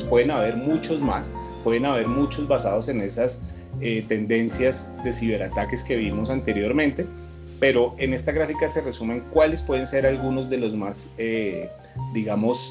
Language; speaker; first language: Spanish; native; Spanish